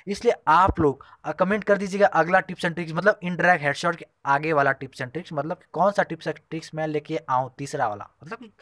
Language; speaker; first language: Hindi; native; Hindi